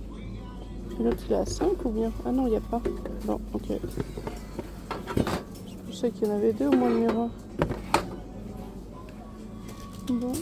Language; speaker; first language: French; native; French